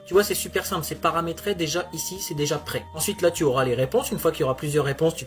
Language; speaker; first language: French; native; French